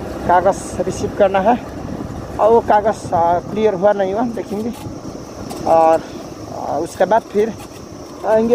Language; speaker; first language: Hindi; non-native, learner; Nepali